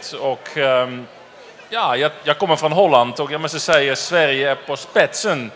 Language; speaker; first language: Swedish; non-native, fluent; Dutch